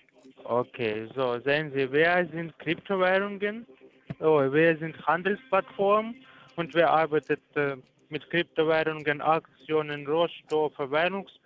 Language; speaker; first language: German; non-native, learner; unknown